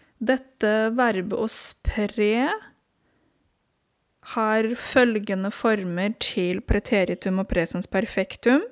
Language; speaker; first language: Norwegian; non-native, fluent; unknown